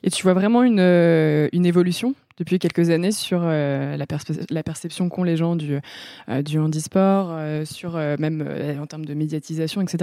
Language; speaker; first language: French; native; French